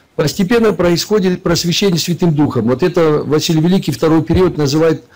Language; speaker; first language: Russian; native; Russian